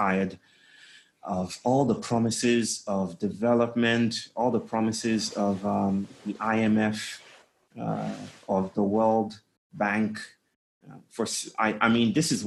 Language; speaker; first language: English; non-native, local second language; Yoruba